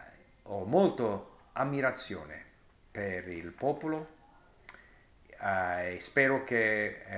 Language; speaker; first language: Italian; non-native, learner; English